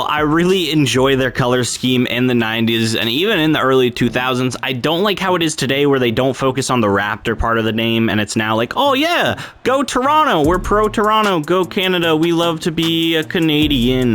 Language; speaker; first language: English; native; English